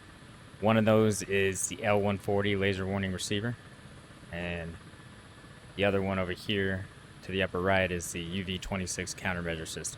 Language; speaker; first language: English; native; English